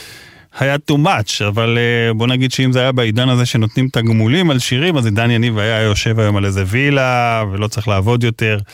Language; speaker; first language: Hebrew; native; Hebrew